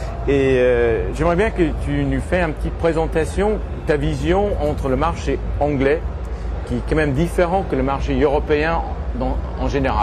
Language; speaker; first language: French; native; French